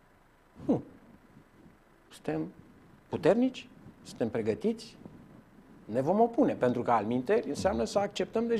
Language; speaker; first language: Romanian; native; Romanian